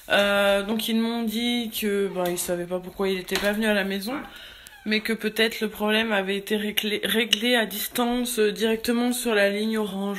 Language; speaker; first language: French; native; French